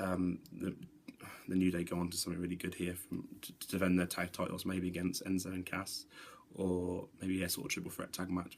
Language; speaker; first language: English; native; English